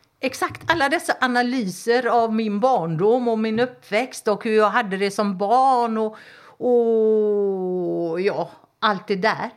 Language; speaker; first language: Swedish; native; Swedish